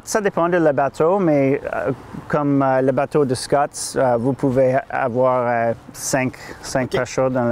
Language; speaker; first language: French; non-native, learner; English